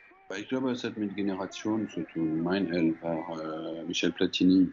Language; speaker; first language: German; non-native, fluent; French